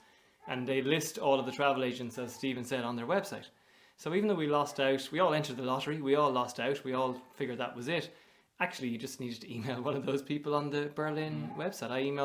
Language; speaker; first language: English; native; English